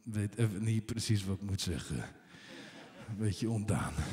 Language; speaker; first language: Dutch; native; Dutch